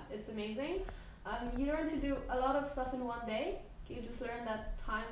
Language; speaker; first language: English; non-native, fluent; Polish